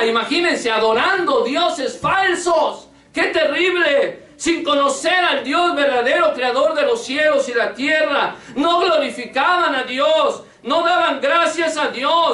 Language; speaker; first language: Spanish; native; Spanish